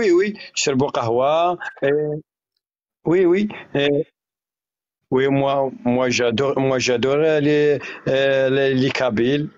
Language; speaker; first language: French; non-native, learner; Arabic